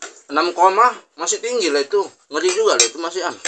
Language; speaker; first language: Indonesian; native; Indonesian